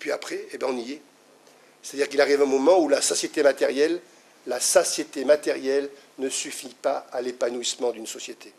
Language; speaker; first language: French; native; French